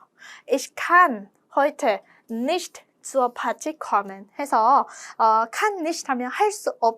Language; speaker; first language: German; non-native, fluent; Korean